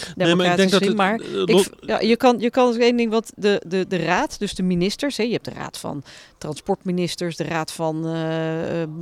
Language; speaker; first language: Dutch; native; Dutch